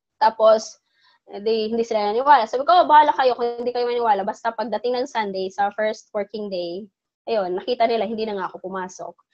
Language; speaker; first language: Filipino; non-native, local second language; Cebuano